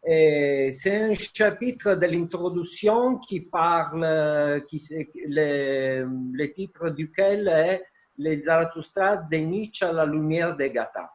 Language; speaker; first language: French; non-native, fluent; Italian